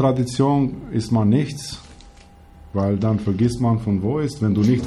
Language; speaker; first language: German; non-native, learner; Albanian